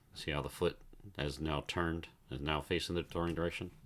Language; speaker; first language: English; native; English